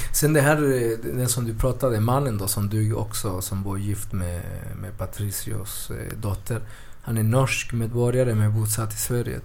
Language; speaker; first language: Swedish; early bilingual, other home language; Spanish